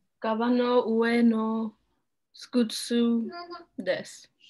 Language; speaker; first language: Japanese; non-native, learner; English